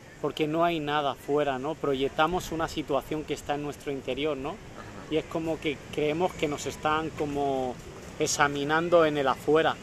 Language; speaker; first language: Spanish; native; Spanish